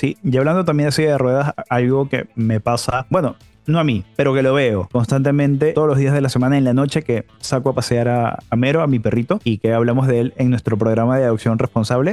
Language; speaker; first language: Spanish; native; Spanish